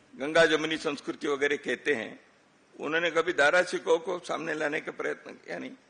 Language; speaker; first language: Hindi; non-native, local second language; Kannada